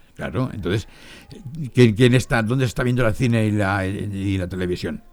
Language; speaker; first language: Spanish; native; Spanish